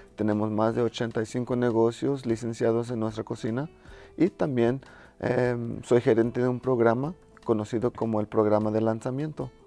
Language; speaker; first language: Spanish; early bilingual, heritage; Spanish